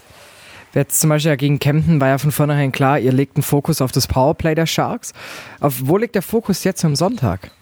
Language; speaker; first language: German; native; German